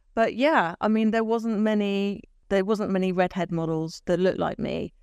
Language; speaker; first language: English; native; English